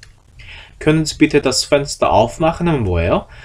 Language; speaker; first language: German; non-native, fluent; Korean